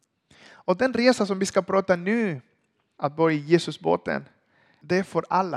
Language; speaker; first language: Swedish; non-native, learner; Spanish